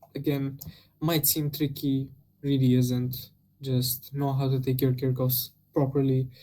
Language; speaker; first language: English; non-native, fluent; Romanian